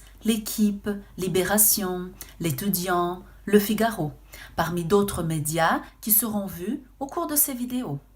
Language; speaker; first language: French; non-native, fluent; Portuguese